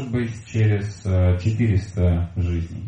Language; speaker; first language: Russian; native; Russian